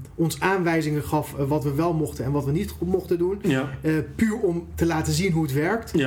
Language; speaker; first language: Dutch; non-native, fluent; Persian